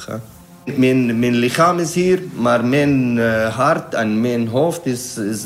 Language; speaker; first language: Dutch; non-native, learner; Arabic